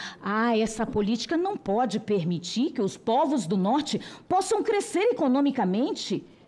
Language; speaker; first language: Portuguese; non-native, local second language; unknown